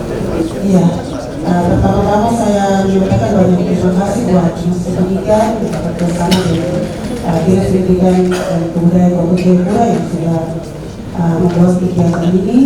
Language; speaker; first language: Indonesian; non-native, local second language; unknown